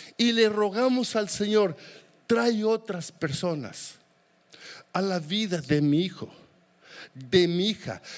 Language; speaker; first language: Spanish; native; Spanish